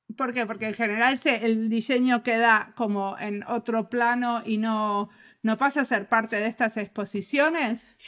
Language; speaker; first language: Spanish; native; Spanish